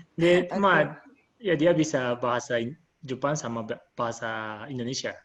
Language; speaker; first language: Indonesian; non-native, learner; Japanese